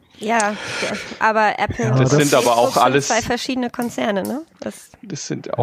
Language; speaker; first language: German; native; German